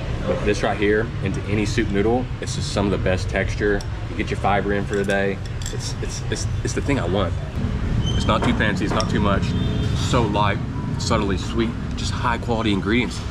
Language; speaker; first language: English; native; English